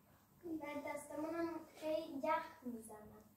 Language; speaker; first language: Persian; early bilingual, heritage; Persian